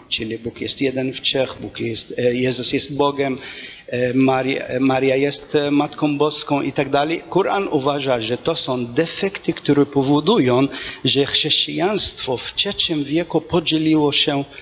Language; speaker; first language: Polish; non-native, fluent; Arabic